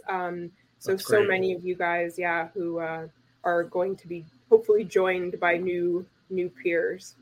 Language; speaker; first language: English; native; English